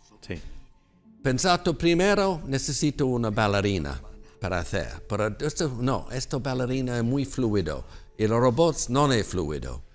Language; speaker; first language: Spanish; non-native, learner; English